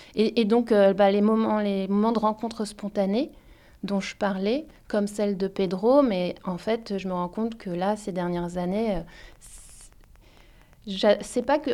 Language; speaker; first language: French; native; French